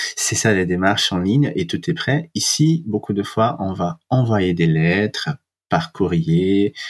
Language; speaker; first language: French; non-native, fluent; Portuguese